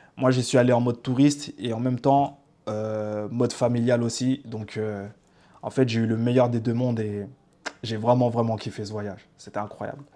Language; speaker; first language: French; native; French